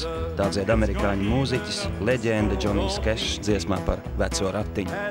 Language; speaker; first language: Latvian; native; Latvian